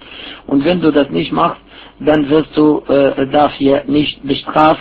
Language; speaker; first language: German; non-native, fluent; Arabic